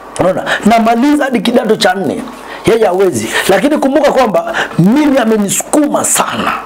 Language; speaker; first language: Swahili; non-native, local second language; Luyia